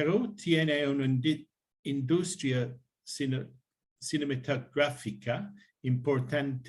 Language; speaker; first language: Spanish; non-native, learner; English